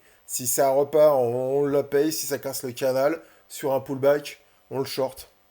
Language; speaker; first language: French; native; French